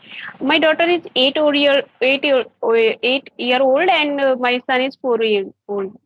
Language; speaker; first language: English; non-native, learner; Hindi